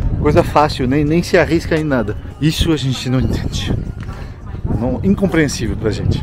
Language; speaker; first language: Portuguese; non-native, fluent; French